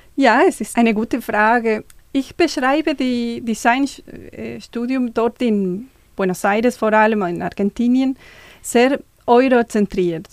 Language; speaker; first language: German; non-native, fluent; Spanish